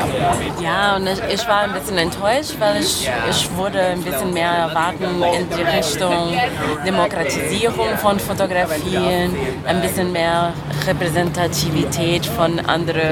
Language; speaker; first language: German; non-native, fluent; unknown